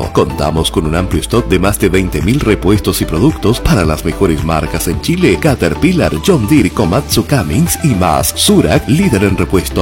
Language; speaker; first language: Spanish; native; Spanish